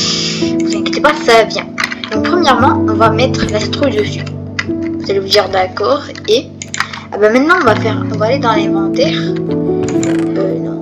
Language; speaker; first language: French; native; French